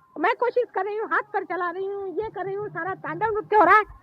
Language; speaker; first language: Hindi; non-native, local second language; Marathi